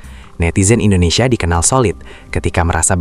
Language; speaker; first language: Indonesian; native; Indonesian